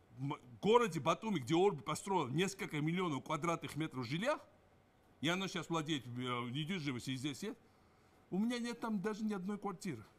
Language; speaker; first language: Russian; non-native, local second language; Georgian